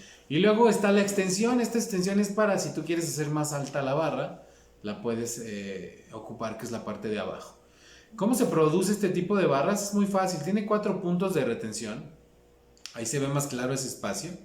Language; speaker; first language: Spanish; native; Spanish